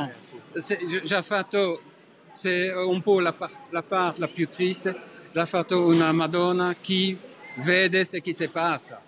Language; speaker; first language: Italian; non-native, learner; French